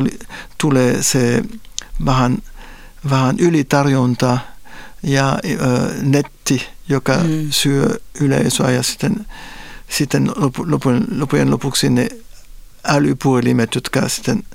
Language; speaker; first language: Finnish; non-native, fluent; Spanish